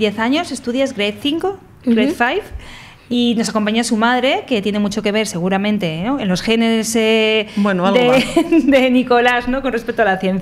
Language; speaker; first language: Spanish; native; Spanish